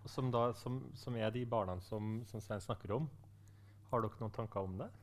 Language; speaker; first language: Norwegian; native; Norwegian